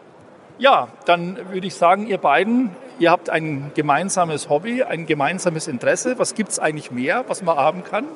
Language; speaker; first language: German; native; German